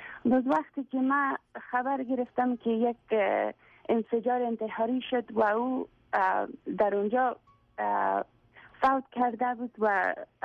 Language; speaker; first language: Persian; non-native, fluent; English